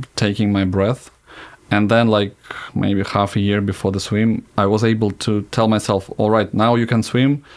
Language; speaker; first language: English; non-native, fluent; Russian